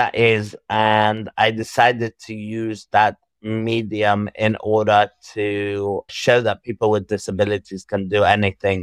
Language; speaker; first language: English; native; English